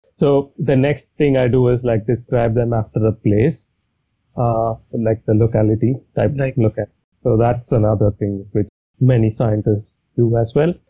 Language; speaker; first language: English; non-native, local second language; Tamil